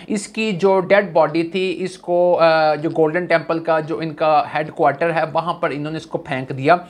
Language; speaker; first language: Urdu; native; Urdu